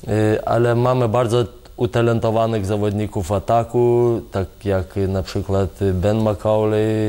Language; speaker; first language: Polish; non-native, fluent; Lithuanian